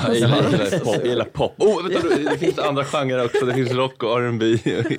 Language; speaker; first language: Swedish; native; Swedish